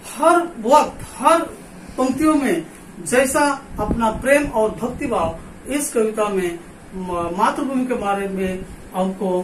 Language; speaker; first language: Hindi; non-native, local second language; Marathi